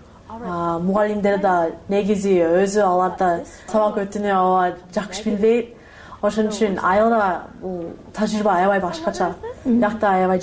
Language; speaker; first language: Kyrgyz; non-native, learner; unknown